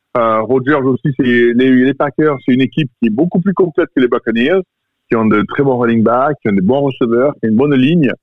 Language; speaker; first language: French; native; French